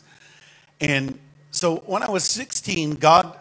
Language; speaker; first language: English; native; English